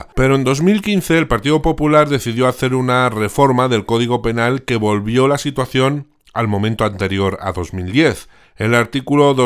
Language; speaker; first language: Spanish; native; Spanish